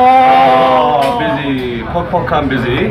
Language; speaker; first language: Korean; native; Korean